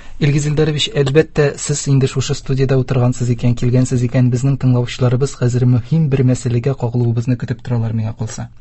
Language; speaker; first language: Tatar; native; Tatar